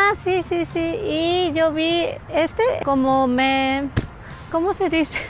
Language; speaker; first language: Spanish; non-native, learner; Japanese